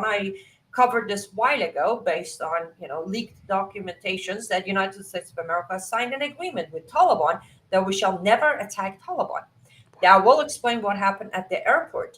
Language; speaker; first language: English; non-native, fluent; Persian